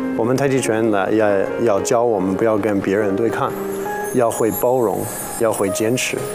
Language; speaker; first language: Chinese; non-native, fluent; English